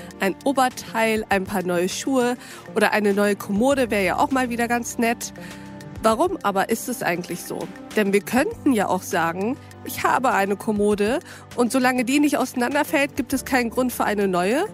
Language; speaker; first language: German; native; German